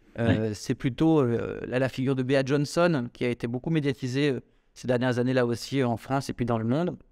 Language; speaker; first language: French; native; French